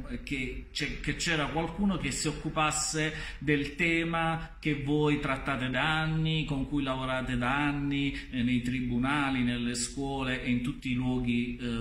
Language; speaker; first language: Italian; native; Italian